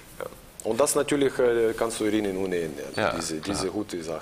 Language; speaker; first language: German; non-native, learner; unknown